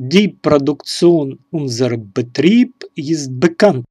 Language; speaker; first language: German; non-native, learner; Russian